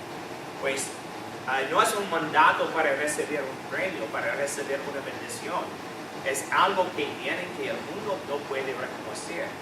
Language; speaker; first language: Spanish; non-native, fluent; English